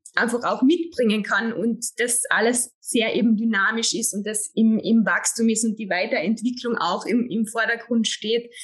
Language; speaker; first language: German; native; German